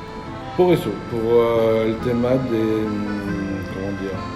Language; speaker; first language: Spanish; non-native, learner; French